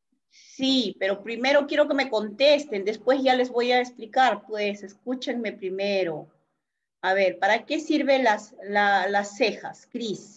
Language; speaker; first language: Spanish; native; Spanish